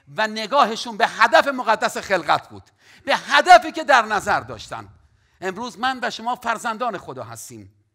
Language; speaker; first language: Persian; native; Persian